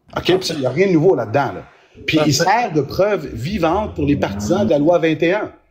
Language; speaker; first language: French; early bilingual, other home language; Arabic